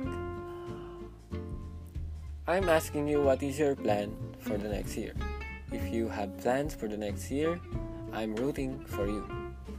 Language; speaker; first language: English; non-native, local second language; Filipino